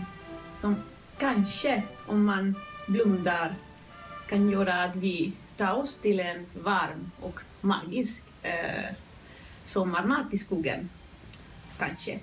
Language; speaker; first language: Swedish; non-native, fluent; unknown